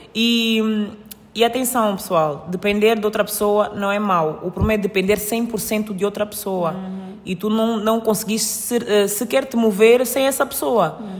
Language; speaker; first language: Portuguese; native; Portuguese